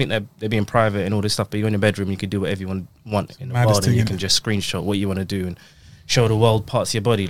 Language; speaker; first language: English; native; English